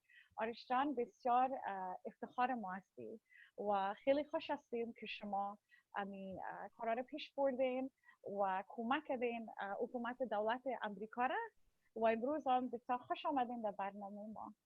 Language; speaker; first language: Persian; early bilingual, heritage; Persian